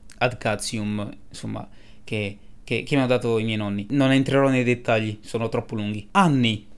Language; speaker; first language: Italian; early bilingual, other home language; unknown